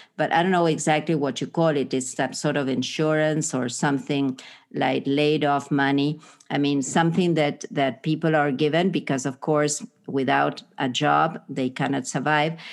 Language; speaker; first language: English; non-native, fluent; Spanish